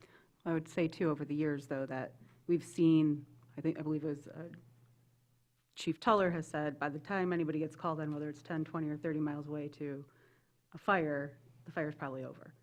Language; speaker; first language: English; native; English